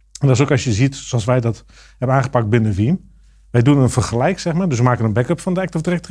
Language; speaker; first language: Dutch; native; Dutch